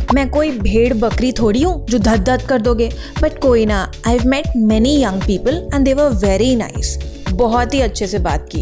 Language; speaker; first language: Hindi; native; Hindi